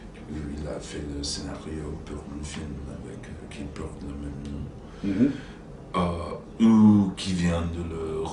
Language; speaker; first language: French; non-native, fluent; English